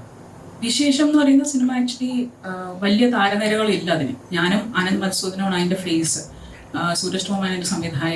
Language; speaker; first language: Malayalam; native; Malayalam